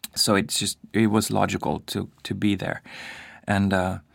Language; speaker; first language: English; non-native, fluent; Swedish